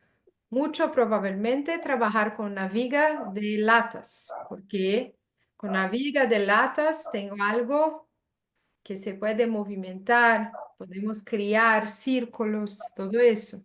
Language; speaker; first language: Spanish; non-native, learner; Portuguese